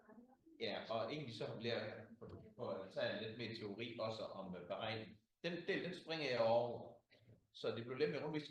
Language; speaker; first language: Danish; native; Danish